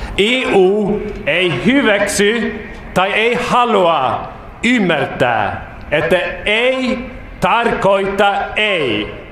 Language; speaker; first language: Finnish; non-native, fluent; Swedish